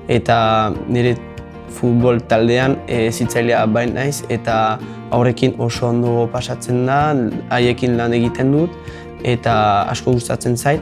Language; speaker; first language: Basque; non-native, local second language; French